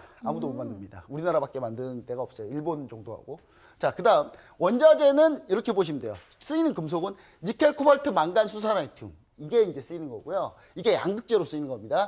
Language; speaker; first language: Korean; native; Korean